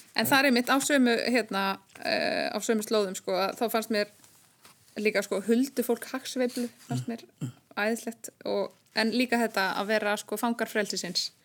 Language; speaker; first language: Icelandic; native; Icelandic